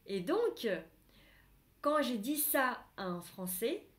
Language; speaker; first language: French; non-native, fluent; Vietnamese